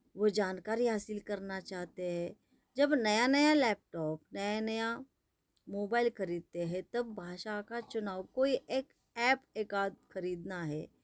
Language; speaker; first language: Hindi; non-native, local second language; Marathi